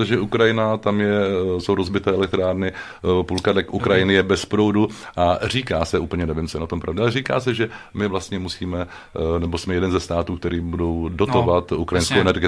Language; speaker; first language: Czech; native; Czech